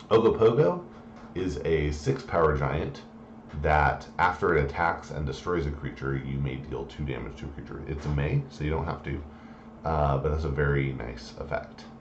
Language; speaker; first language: English; native; English